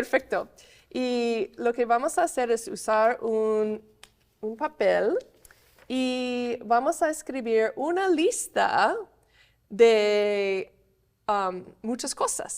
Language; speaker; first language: Spanish; non-native, fluent; English